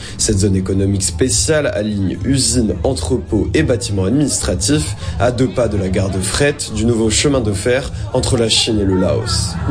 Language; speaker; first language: French; native; French